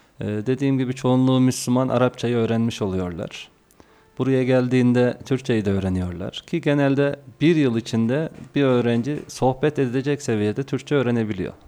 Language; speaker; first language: Turkish; native; Turkish